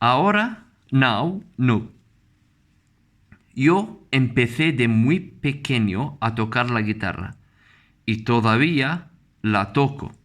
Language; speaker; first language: Spanish; non-native, fluent; Arabic